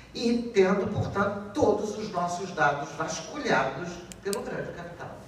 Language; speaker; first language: Portuguese; native; Portuguese